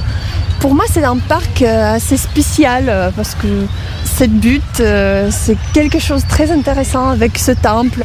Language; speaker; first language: French; non-native, fluent; Russian